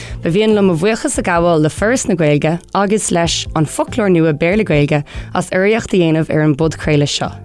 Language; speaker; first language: Irish; non-native, local second language; English